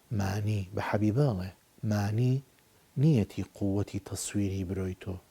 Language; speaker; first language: Central Kurdish; native; Central Kurdish